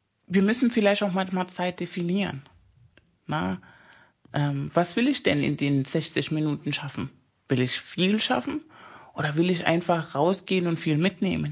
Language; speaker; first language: German; non-native, fluent; Spanish